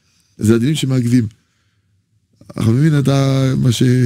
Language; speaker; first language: Hebrew; non-native, fluent; French